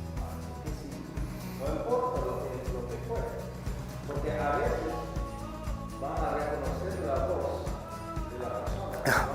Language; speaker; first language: Spanish; non-native, fluent; English